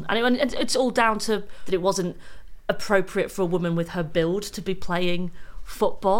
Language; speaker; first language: English; native; English